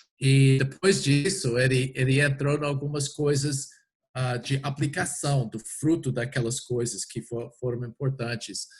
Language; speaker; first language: Portuguese; non-native, fluent; English